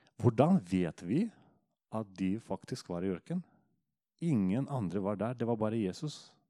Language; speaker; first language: Norwegian; non-native, fluent; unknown